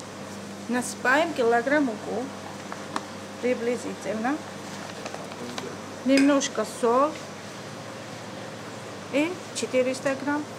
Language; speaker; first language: Russian; non-native, fluent; Georgian